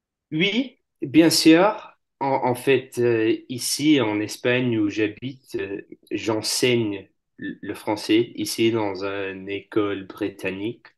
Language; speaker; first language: French; non-native, fluent; English